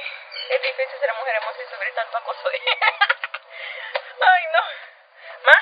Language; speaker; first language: Spanish; native; Spanish